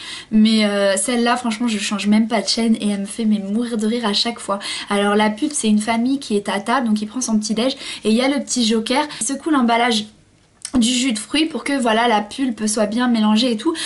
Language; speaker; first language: French; native; French